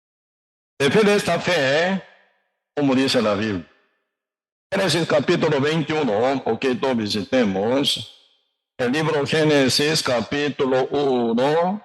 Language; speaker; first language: Spanish; non-native, learner; Korean